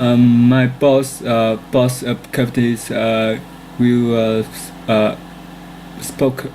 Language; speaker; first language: English; non-native, learner; Vietnamese